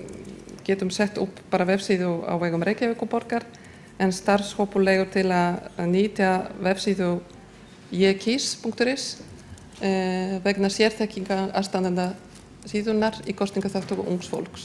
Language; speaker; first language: Icelandic; non-native, fluent; Polish